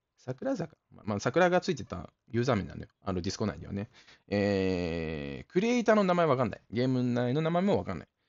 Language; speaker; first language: Japanese; native; Japanese